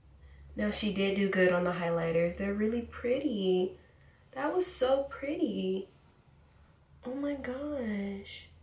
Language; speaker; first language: English; native; English